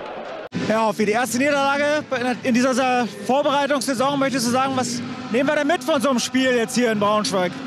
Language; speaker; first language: German; native; German